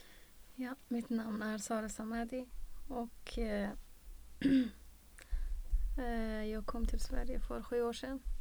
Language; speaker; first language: Swedish; non-native, fluent; Persian